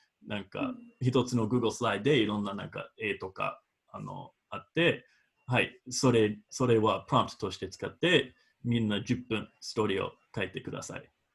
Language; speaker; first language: Japanese; non-native, fluent; English